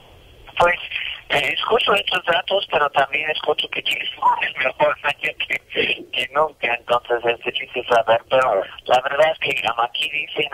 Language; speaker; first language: Spanish; non-native, fluent; English